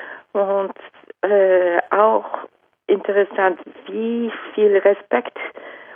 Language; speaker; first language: German; non-native, fluent; Japanese